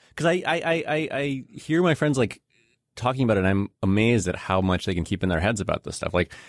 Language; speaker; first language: English; native; English